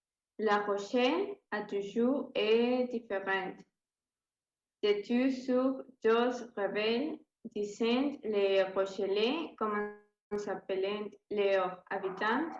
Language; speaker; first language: French; non-native, learner; Spanish